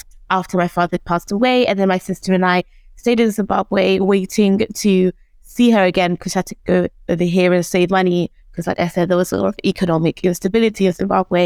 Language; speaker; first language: English; early bilingual, other home language; Shona